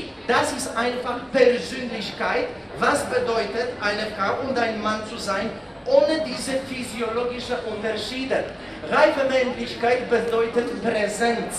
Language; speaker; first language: German; non-native, fluent; Polish